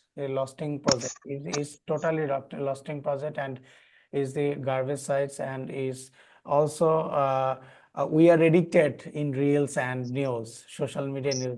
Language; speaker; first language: English; non-native, learner; Bangla